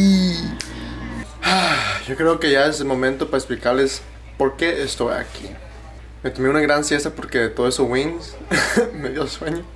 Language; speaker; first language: Spanish; early bilingual, heritage; Spanish